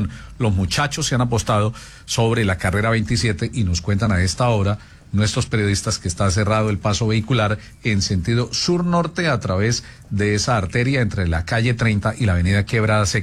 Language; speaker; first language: Spanish; native; Spanish